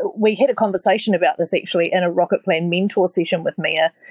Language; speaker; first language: English; native; English